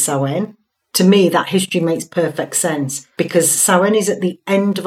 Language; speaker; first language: English; native; English